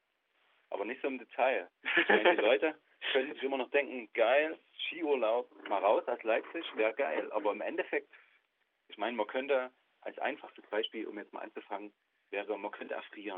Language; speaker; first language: German; native; German